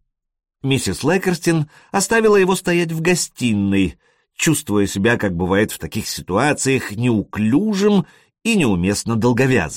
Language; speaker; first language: Russian; native; Russian